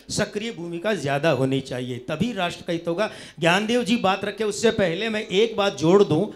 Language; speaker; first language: Hindi; native; Hindi